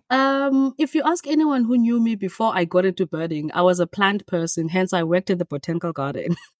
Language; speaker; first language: English; non-native, local second language; Xhosa